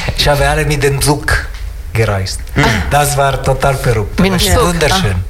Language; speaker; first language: German; non-native, learner; Italian